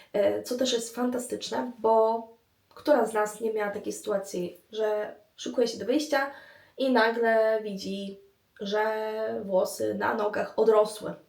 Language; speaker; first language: Polish; native; Polish